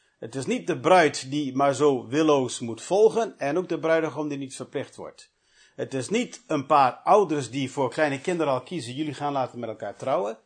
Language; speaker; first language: Dutch; early bilingual, other home language; English